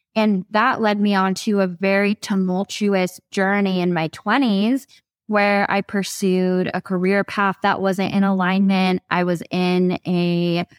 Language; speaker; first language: English; native; English